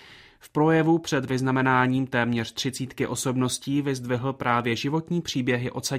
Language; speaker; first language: Czech; native; Czech